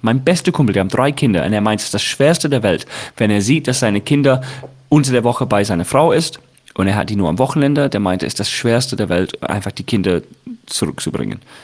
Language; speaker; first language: German; non-native, fluent; English